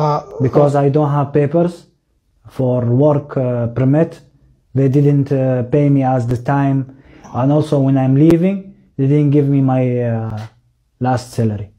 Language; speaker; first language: English; non-native, local second language; Somali